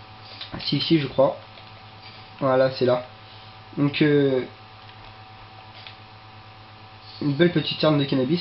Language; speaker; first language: French; native; French